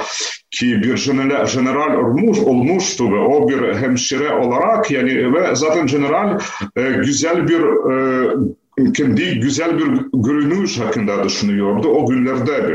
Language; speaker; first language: Turkish; non-native, fluent; Ukrainian